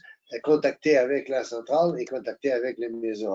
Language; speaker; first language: French; non-native, fluent; Portuguese